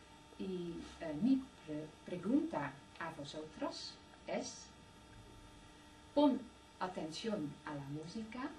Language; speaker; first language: Spanish; non-native, learner; Dutch